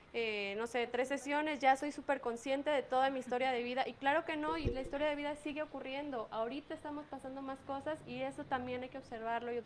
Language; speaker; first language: Spanish; native; Spanish